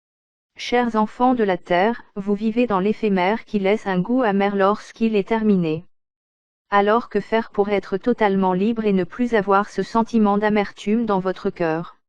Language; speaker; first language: French; native; French